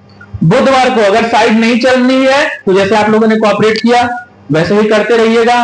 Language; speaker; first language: Hindi; native; Hindi